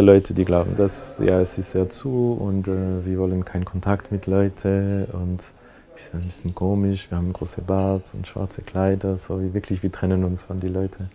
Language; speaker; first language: German; non-native, local second language; French